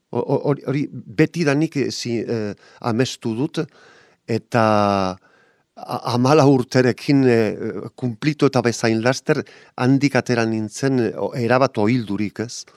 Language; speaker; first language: Basque; non-native, local second language; Spanish